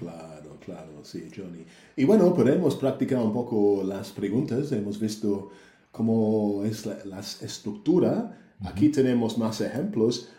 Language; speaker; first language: Spanish; non-native, fluent; English